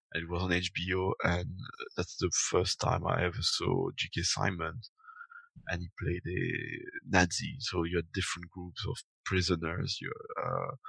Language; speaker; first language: English; non-native, fluent; French